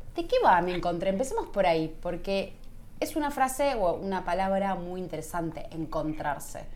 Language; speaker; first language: Spanish; native; Spanish